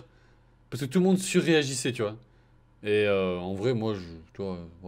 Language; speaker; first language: French; native; French